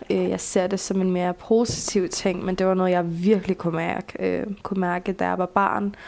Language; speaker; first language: Danish; early bilingual, other home language; Bulgarian